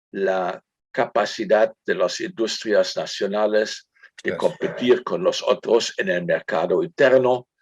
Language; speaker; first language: Spanish; non-native, fluent; German